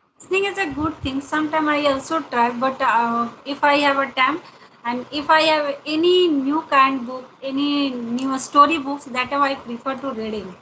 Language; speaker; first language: English; non-native, learner; Hindi